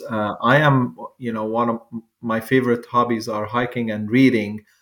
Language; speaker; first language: English; non-native, fluent; Arabic